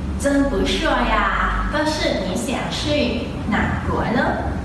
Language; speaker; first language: Chinese; non-native, fluent; Thai